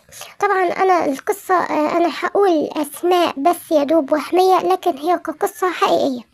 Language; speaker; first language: Arabic; native; Arabic